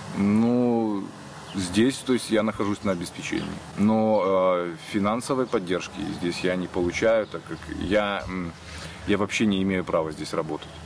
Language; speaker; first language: Russian; native; Russian